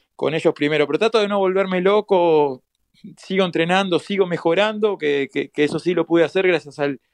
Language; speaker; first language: Spanish; native; Spanish